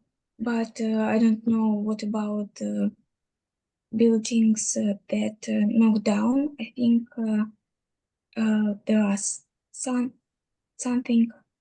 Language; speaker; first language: English; non-native, learner; Russian